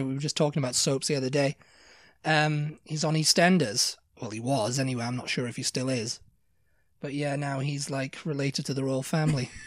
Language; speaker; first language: English; native; English